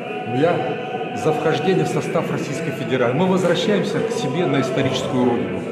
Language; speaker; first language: Russian; native; Russian